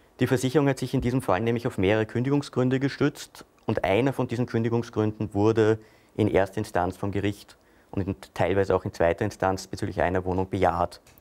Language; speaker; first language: German; native; German